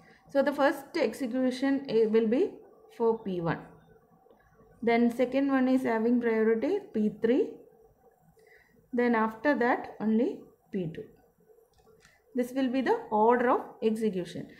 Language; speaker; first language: English; non-native, local second language; Malayalam